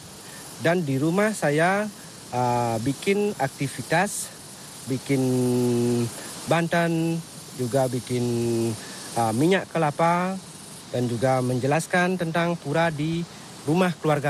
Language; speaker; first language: Indonesian; non-native, local second language; Balinese